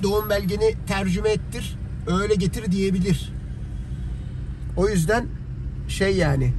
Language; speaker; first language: Turkish; native; Turkish